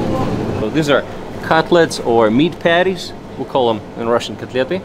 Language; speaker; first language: English; non-native, fluent; Russian